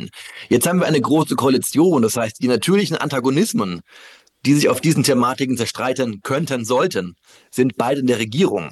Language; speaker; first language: German; native; German